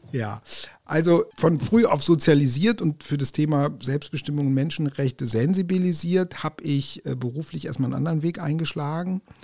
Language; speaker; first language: German; native; German